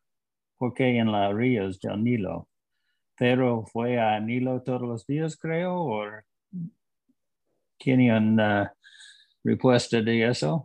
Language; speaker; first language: Spanish; non-native, learner; English